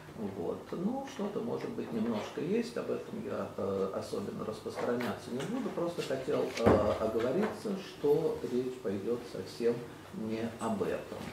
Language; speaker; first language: Russian; native; Russian